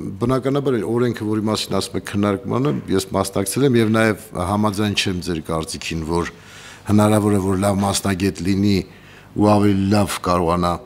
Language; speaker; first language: Armenian; native; Armenian